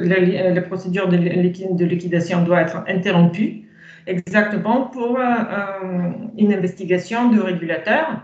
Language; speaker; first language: French; non-native, fluent; Bulgarian